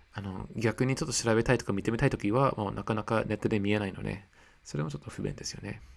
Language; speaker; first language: Japanese; non-native, fluent; English